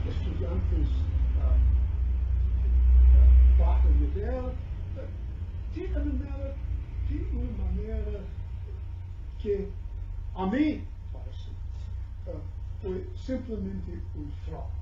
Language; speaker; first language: Spanish; non-native, learner; English